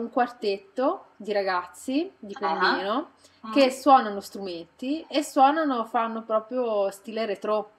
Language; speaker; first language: Italian; native; Italian